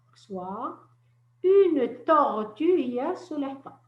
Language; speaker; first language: French; non-native, local second language; Arabic